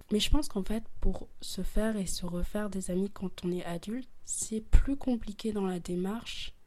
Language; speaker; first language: French; early bilingual, other home language; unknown